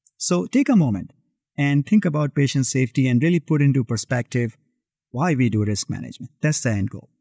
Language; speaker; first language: English; non-native, local second language; Hindi